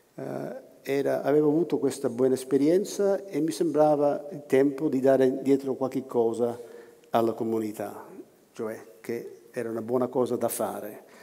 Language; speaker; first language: Italian; non-native, fluent; English